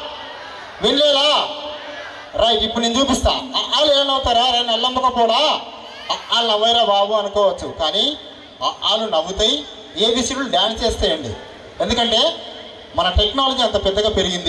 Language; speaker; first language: Telugu; native; Telugu